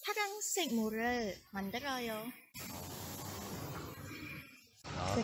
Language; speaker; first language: Korean; non-native, learner; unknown